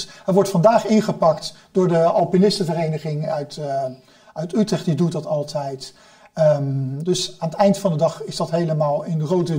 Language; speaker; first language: Dutch; native; Dutch